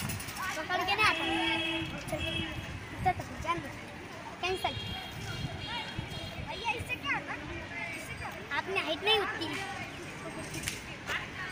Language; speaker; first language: Hindi; native; Hindi